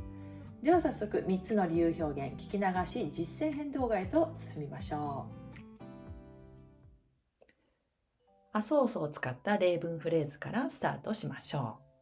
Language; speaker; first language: Japanese; early bilingual, heritage; Japanese